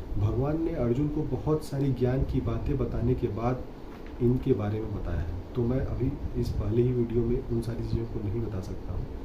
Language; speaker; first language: Hindi; native; Hindi